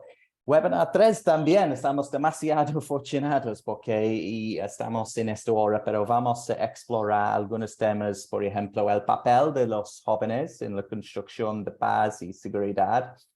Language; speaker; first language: Spanish; non-native, fluent; English